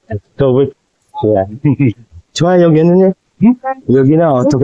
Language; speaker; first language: Korean; non-native, learner; Indonesian